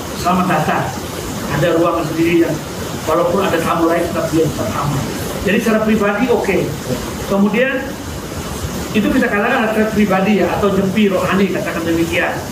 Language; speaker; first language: Indonesian; non-native, local second language; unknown